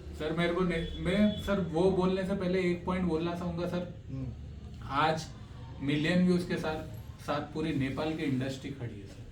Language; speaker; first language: Hindi; native; Hindi